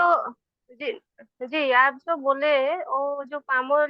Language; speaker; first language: Hindi; non-native, local second language; Odia